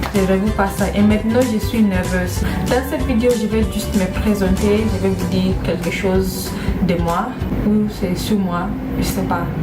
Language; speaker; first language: French; non-native, learner; Swahili